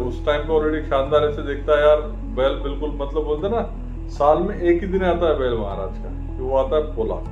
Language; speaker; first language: Hindi; non-native, local second language; Marathi